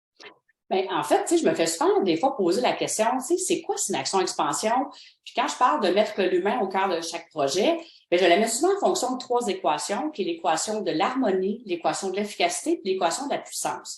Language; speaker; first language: French; native; French